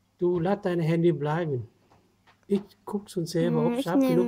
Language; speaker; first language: German; non-native, learner; Vietnamese